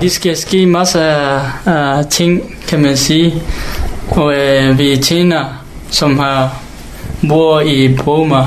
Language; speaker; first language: Danish; non-native, learner; Hakha Chin